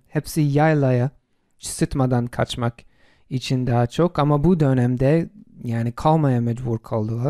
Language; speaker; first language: Turkish; non-native, fluent; English